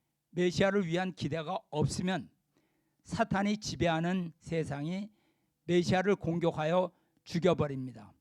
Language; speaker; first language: Korean; native; Korean